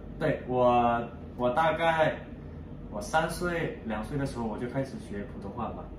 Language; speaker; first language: Chinese; early bilingual, heritage; Burmese